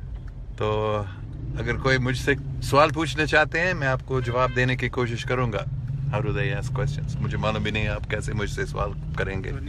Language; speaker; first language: Hindi; non-native, local second language; English